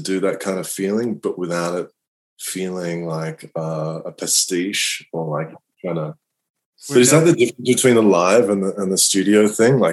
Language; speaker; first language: English; native; English